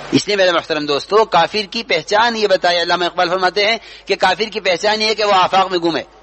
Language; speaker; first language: Urdu; native; Urdu